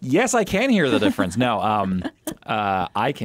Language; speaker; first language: English; native; English